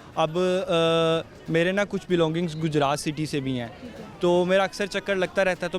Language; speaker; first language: Urdu; non-native, local second language; Punjabi